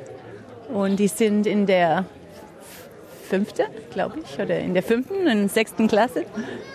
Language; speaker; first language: German; non-native, learner; English